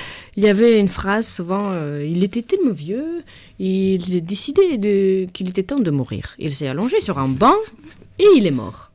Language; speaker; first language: French; non-native, fluent; Russian